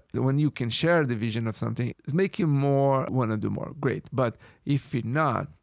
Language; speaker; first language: English; non-native, fluent; Portuguese